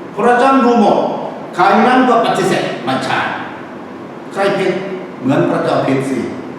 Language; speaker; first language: Thai; non-native, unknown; Korean